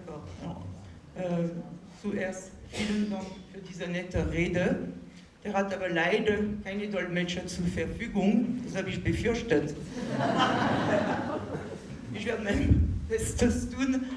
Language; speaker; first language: German; non-native, fluent; French